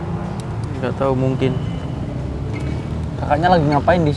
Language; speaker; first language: Indonesian; native; Indonesian